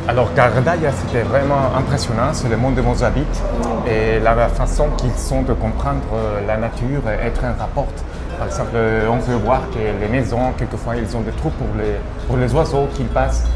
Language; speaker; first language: French; non-native, fluent; Spanish